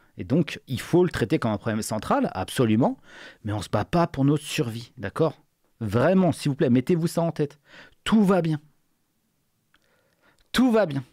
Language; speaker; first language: French; native; French